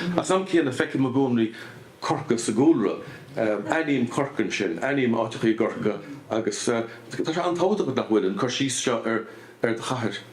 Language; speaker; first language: Irish; native; Irish